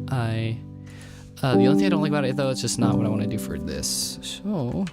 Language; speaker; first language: English; native; English